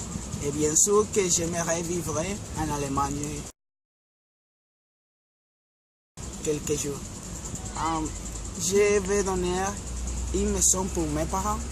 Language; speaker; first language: French; non-native, learner; Spanish